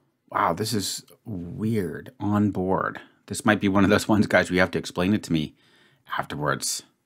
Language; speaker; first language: English; native; English